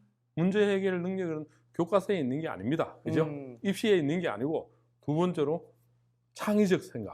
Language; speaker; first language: Korean; native; Korean